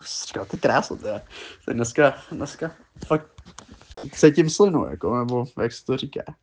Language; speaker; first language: Czech; native; Czech